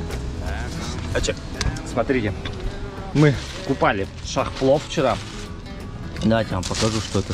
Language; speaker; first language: Russian; native; Russian